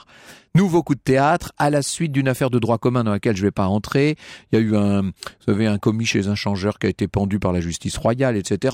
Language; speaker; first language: French; native; French